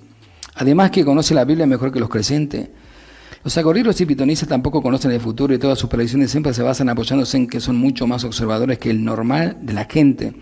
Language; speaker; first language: Spanish; native; Spanish